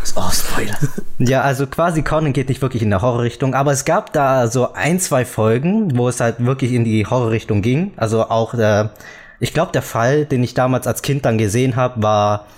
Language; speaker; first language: German; early bilingual, other home language; Vietnamese